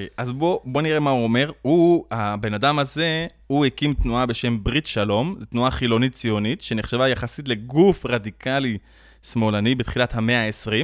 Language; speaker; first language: Hebrew; native; Hebrew